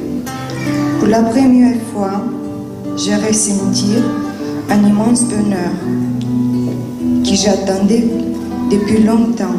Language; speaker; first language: French; non-native, learner; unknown